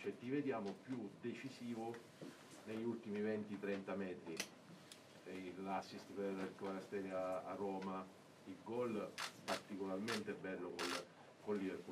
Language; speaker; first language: Italian; native; Italian